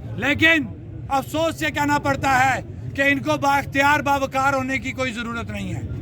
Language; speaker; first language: Urdu; non-native, local second language; Punjabi